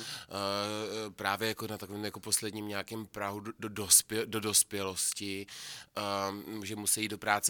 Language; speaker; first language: Czech; native; Czech